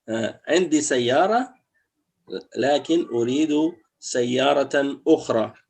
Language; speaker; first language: Arabic; non-native, fluent; French